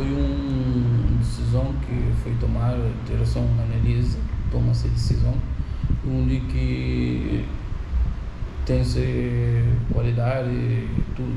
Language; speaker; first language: Portuguese; non-native, local second language; Kabuverdianu